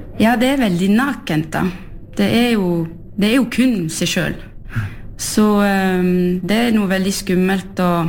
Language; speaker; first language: Norwegian; early bilingual, heritage; French